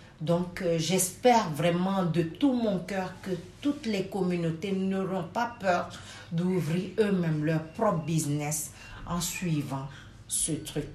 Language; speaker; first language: French; non-native, local second language; Wolof